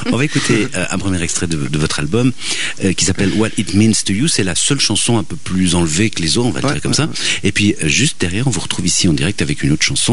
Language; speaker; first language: French; native; French